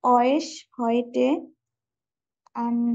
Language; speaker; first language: German; non-native, learner; Bangla